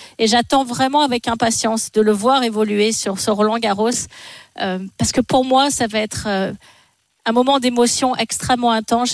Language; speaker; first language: French; native; French